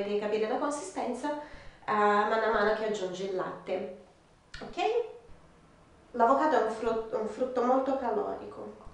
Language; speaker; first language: Italian; non-native, fluent; Portuguese